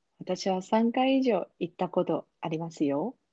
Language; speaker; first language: Japanese; non-native, fluent; Chinese